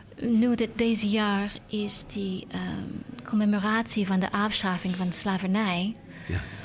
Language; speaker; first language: Dutch; non-native, learner; English